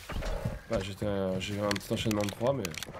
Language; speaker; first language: French; native; French